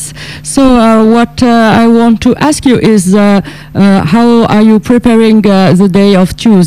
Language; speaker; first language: English; non-native, learner; Italian